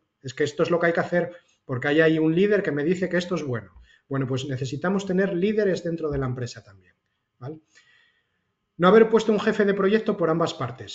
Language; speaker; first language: Spanish; native; Spanish